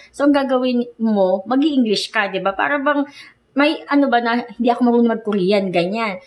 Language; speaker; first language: Filipino; native; Filipino